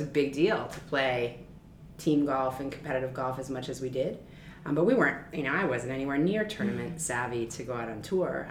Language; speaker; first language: English; native; English